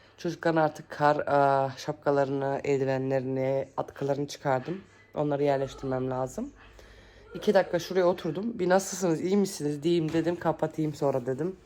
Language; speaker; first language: Turkish; early bilingual, heritage; Turkish